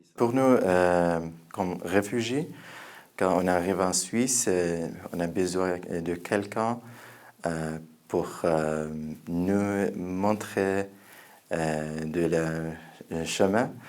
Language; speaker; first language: French; non-native, learner; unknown